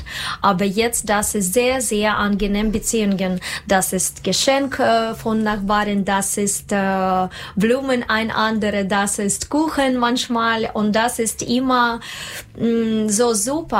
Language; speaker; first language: German; non-native, learner; Russian